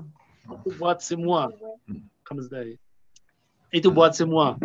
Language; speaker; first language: Indonesian; non-native, fluent; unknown